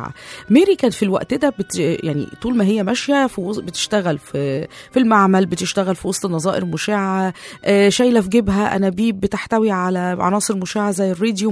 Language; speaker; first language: Arabic; native; Arabic